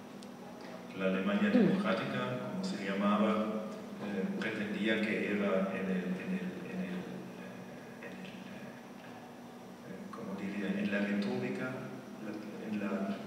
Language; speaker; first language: Spanish; non-native, fluent; German